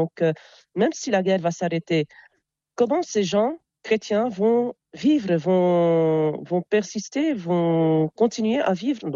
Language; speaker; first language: French; non-native, local second language; Arabic